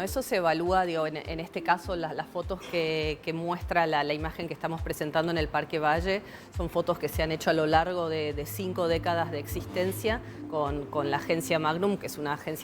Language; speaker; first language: Spanish; native; Spanish